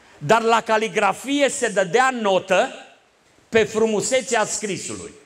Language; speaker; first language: Romanian; native; Romanian